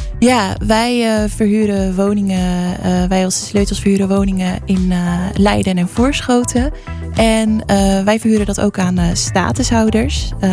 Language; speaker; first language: Dutch; native; Dutch